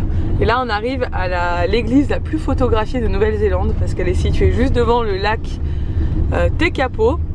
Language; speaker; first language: French; native; French